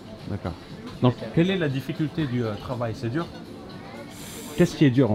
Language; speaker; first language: French; native; French